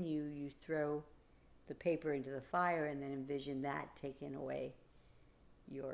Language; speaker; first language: English; native; English